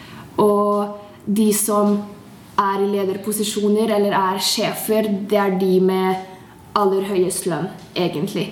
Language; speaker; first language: Norwegian; non-native, fluent; Hungarian